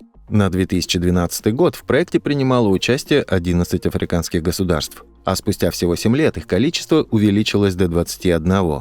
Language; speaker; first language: Russian; native; Russian